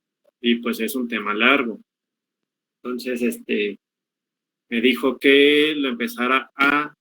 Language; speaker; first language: Spanish; native; Spanish